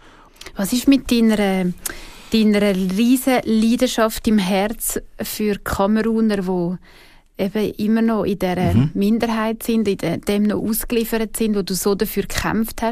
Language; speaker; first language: German; native; German